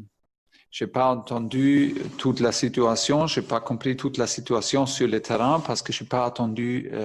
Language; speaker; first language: French; non-native, fluent; German